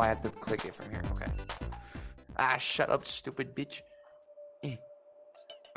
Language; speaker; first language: English; native; English